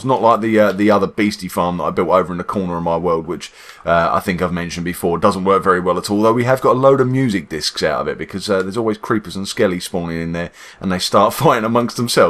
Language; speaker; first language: English; native; English